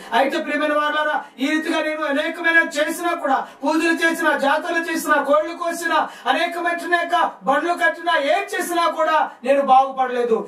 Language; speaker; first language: Telugu; non-native, local second language; Lambadi